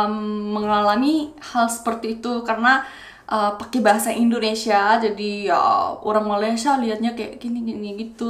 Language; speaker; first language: Indonesian; non-native, fluent; Korean